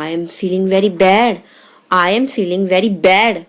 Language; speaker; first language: English; non-native, local second language; Hindi